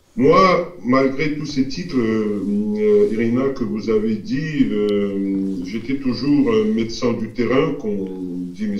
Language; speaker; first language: French; non-native, fluent; Russian